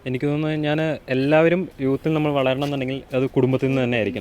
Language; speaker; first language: Malayalam; native; Malayalam